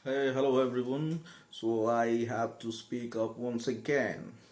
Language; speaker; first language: English; non-native, local second language; Bangla